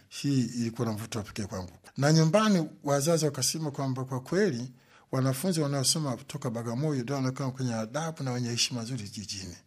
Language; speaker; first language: Swahili; native; Swahili